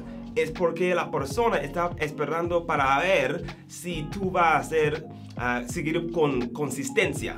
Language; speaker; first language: Spanish; non-native, learner; English